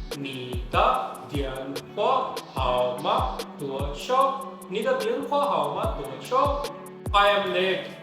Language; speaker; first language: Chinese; non-native, learner; Urdu